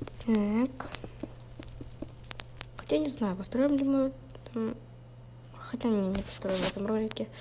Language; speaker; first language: Russian; native; Russian